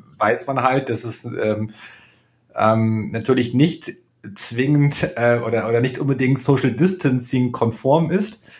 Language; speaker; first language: German; native; German